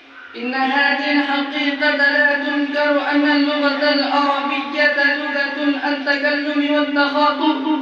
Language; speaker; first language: Arabic; non-native, learner; Urdu